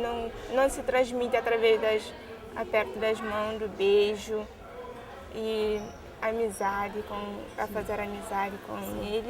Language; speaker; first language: Portuguese; non-native, local second language; Kabuverdianu